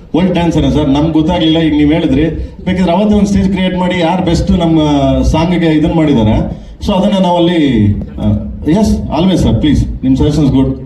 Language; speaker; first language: Kannada; native; Kannada